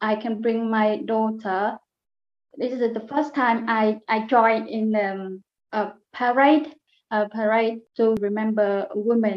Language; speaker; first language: English; non-native, learner; Vietnamese